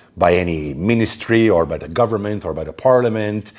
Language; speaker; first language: English; non-native, fluent; Slovenian